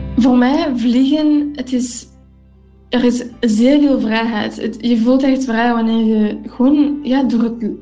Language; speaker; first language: Dutch; non-native, local second language; English